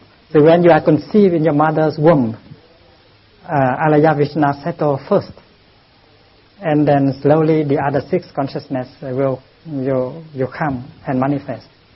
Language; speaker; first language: English; non-native, fluent; Vietnamese